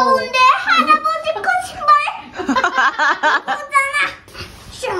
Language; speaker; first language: Korean; early bilingual, heritage; Korean